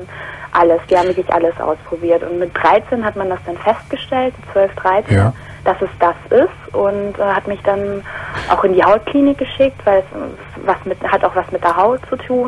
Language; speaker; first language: German; native; German